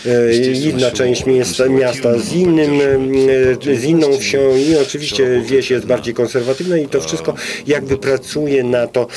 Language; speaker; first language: Polish; non-native, fluent; Russian